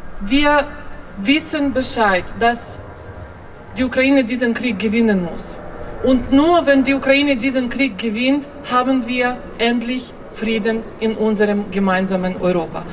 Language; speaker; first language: German; non-native, fluent; Ukrainian